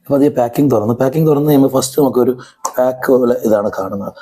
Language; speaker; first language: Hindi; non-native, local second language; Malayalam